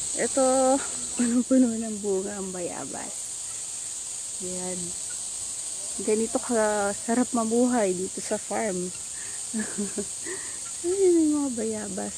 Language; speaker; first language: Filipino; non-native, local second language; Pampanga